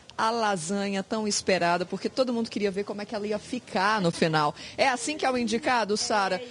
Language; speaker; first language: Portuguese; native; Portuguese